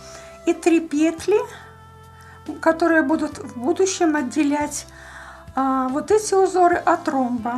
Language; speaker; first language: Russian; native; Russian